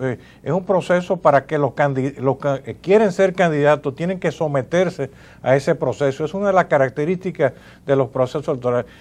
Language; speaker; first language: Spanish; native; Spanish